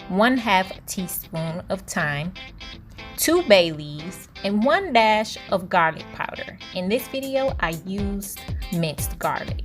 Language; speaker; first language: English; native; English